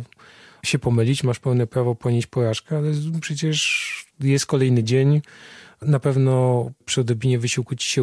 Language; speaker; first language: Polish; native; Polish